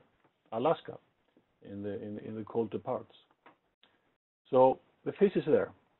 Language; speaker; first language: English; non-native, fluent; Icelandic